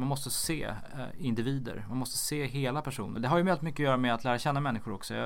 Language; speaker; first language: Swedish; native; Swedish